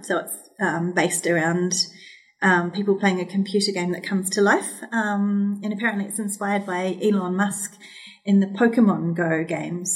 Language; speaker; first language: English; native; English